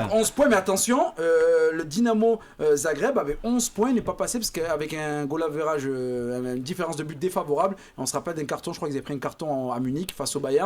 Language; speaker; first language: French; native; French